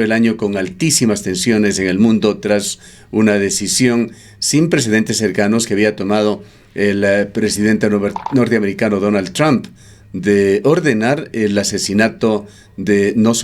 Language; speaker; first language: Spanish; native; Spanish